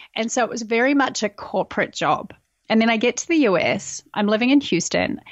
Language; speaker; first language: English; native; English